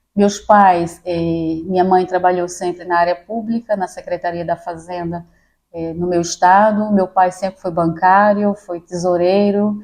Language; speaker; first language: Portuguese; native; Portuguese